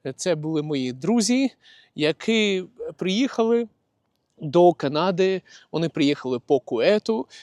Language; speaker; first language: Ukrainian; non-native, local second language; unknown